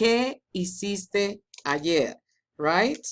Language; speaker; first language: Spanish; non-native, fluent; English